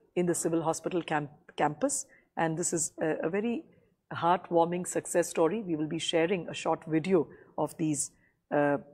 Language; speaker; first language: English; non-native, local second language; Gujarati